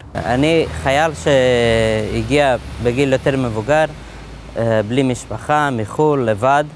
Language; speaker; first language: Hebrew; non-native, fluent; Portuguese